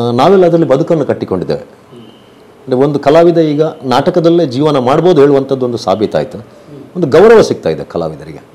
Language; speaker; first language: Kannada; non-native, local second language; Tulu